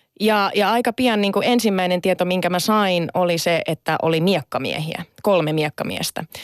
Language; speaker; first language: Finnish; early bilingual, other home language; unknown